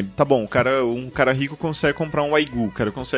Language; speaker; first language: Portuguese; native; Portuguese